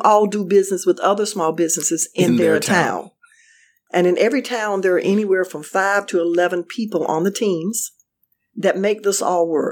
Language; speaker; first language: English; native; English